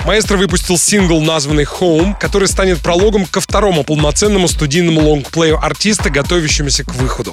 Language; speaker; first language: Russian; native; Russian